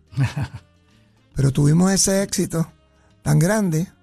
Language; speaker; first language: Spanish; native; Spanish